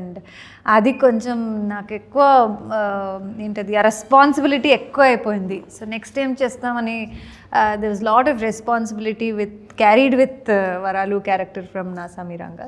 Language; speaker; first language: Telugu; non-native, local second language; Kannada